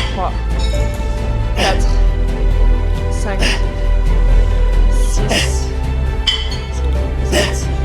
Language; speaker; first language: French; native; French